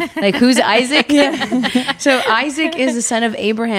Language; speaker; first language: English; early bilingual, other home language; Spanish